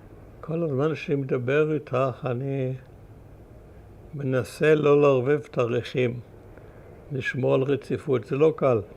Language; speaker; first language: Hebrew; early bilingual, other home language; German